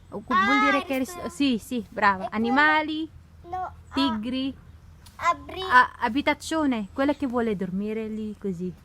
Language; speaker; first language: Italian; non-native, learner; Filipino